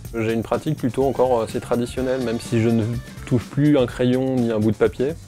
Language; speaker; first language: French; native; French